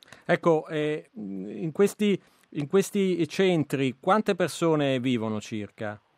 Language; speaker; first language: Italian; native; Italian